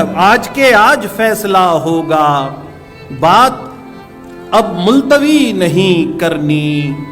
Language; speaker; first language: Urdu; native; Urdu